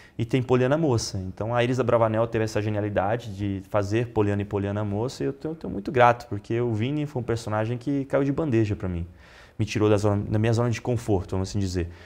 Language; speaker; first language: Portuguese; non-native, fluent; Italian